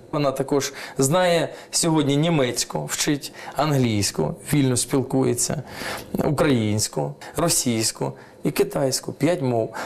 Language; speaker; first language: Ukrainian; non-native, local second language; Russian